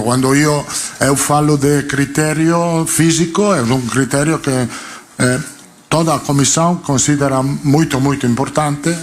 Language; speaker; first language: Portuguese; non-native, learner; Italian